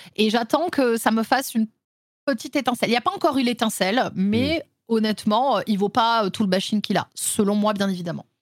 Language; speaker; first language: French; native; French